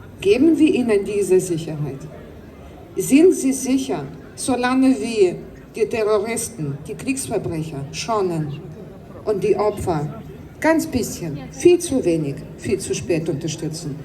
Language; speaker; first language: German; non-native, fluent; Ukrainian